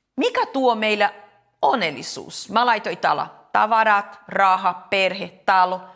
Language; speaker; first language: Finnish; non-native, learner; Portuguese